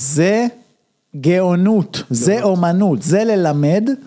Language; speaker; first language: Hebrew; native; Hebrew